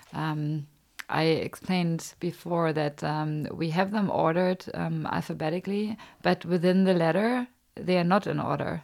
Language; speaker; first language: English; non-native, fluent; German